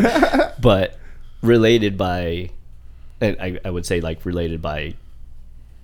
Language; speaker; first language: English; early bilingual, other home language; Vietnamese